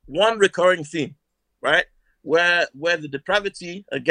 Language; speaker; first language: English; non-native, local second language; Hausa